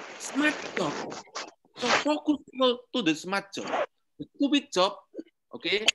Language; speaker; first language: English; non-native, learner; Indonesian